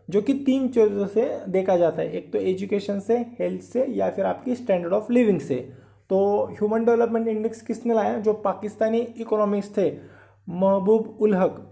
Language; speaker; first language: Hindi; non-native, local second language; Marathi